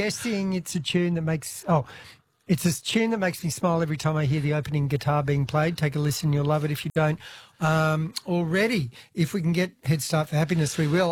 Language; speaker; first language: English; native; English